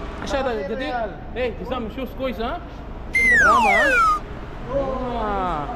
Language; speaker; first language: Arabic; non-native, learner; Filipino